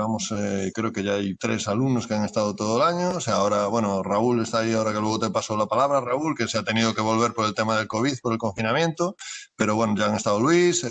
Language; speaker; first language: Spanish; native; Spanish